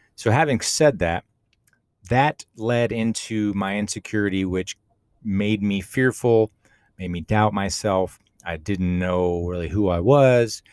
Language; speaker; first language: English; native; English